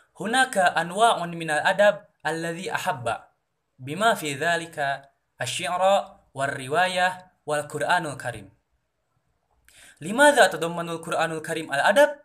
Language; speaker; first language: Arabic; non-native, learner; Indonesian